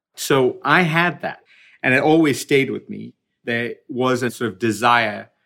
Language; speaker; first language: English; non-native, local second language; Tamil